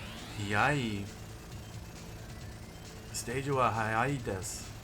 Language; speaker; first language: Japanese; non-native, learner; English